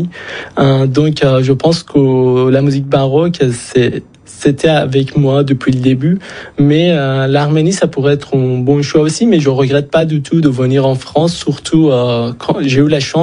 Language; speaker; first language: French; non-native, fluent; Persian